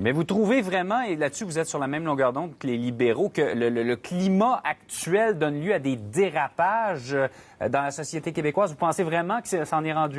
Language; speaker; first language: French; native; French